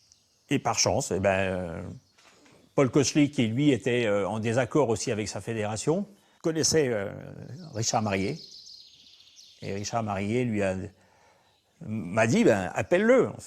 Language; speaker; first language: French; native; French